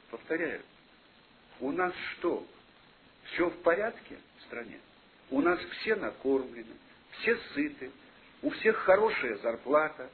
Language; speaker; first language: Russian; native; Russian